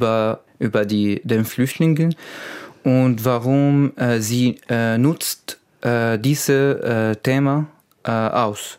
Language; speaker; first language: German; non-native, learner; Arabic